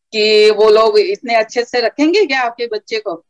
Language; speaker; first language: Hindi; native; Hindi